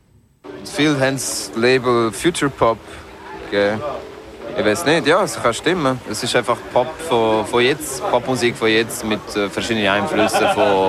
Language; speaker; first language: German; non-native, fluent; French